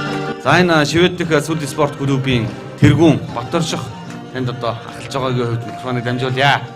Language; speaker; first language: Mongolian; native; Mongolian